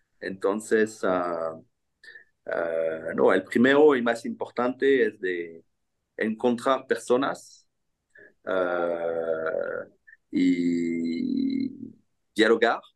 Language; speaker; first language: Spanish; non-native, fluent; French